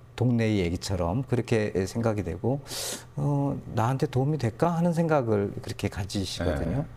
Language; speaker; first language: Korean; native; Korean